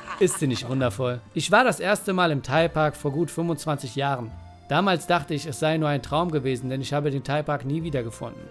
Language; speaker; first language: German; native; German